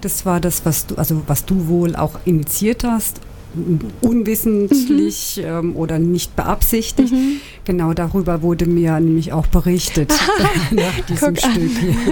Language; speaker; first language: German; native; German